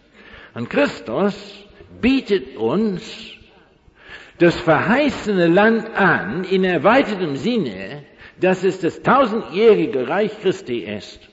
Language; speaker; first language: German; non-native, fluent; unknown